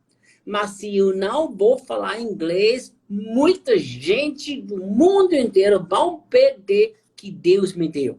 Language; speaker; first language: Portuguese; non-native, fluent; German